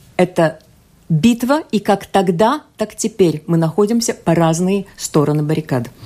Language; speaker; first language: Russian; non-native, local second language; Latvian